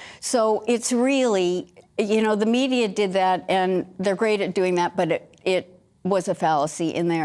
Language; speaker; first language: English; native; English